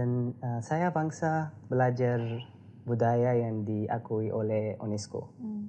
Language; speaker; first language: Indonesian; non-native, learner; Arabic